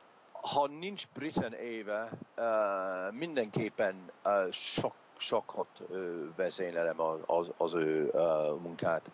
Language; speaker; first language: Hungarian; non-native, learner; English